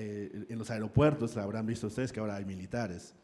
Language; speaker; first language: Spanish; native; Spanish